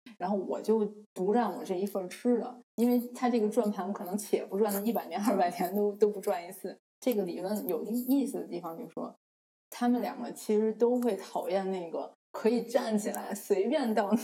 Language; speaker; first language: Chinese; native; Chinese